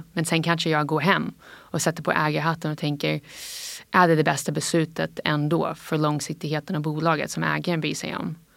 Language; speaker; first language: Swedish; non-native, fluent; English